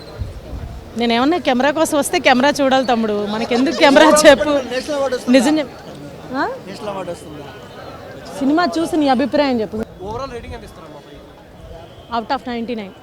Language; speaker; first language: Telugu; native; Telugu